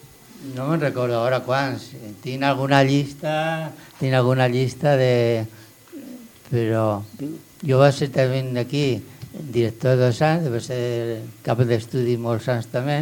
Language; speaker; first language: Catalan; non-native, local second language; Spanish